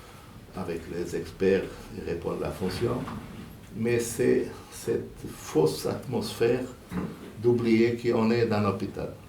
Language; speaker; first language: French; non-native, fluent; Portuguese